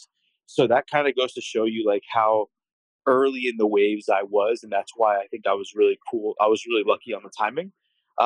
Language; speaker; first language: English; native; English